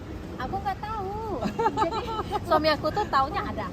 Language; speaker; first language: Indonesian; native; Indonesian